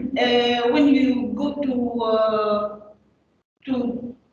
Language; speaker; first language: English; non-native, learner; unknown